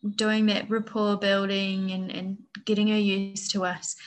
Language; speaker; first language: English; native; English